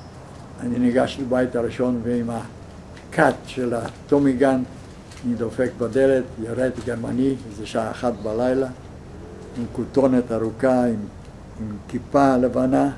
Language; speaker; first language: Hebrew; non-native, fluent; Yiddish